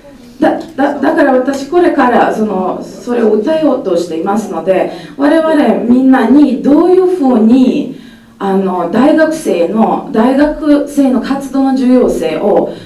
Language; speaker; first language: Japanese; non-native, fluent; Serbian